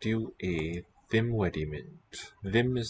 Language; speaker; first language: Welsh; non-native, learner; English